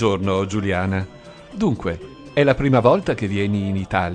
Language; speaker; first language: Italian; native; Italian